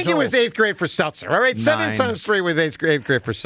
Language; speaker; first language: English; native; English